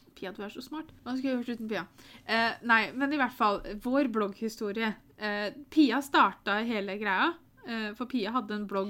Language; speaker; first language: Norwegian; native; Norwegian